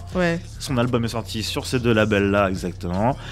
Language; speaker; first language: French; native; French